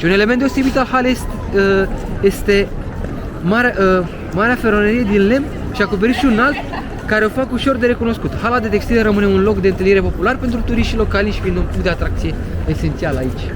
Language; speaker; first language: Romanian; native; Romanian